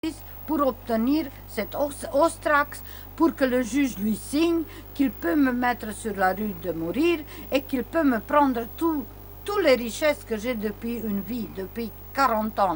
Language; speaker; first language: French; non-native, learner; Romanian